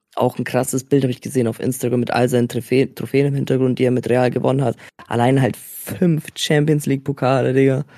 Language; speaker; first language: German; native; German